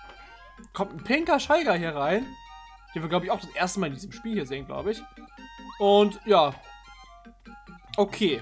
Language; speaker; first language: German; native; German